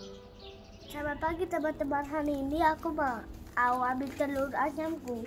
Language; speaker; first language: Indonesian; early bilingual, heritage; Spanish